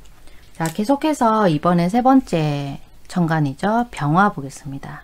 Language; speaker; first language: Korean; native; Korean